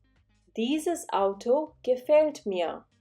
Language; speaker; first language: German; non-native, fluent; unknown